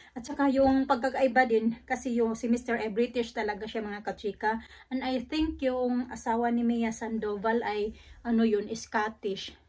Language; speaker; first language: Filipino; native; Filipino